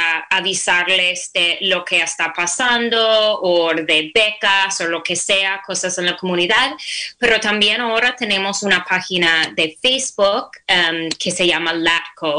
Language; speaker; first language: Spanish; non-native, fluent; English